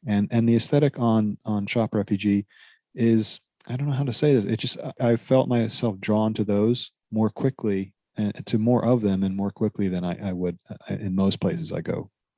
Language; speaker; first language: English; native; English